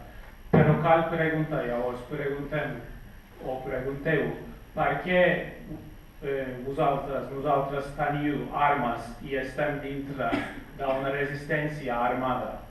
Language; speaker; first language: Catalan; non-native, fluent; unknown